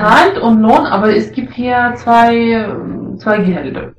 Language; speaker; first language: German; non-native, learner; Russian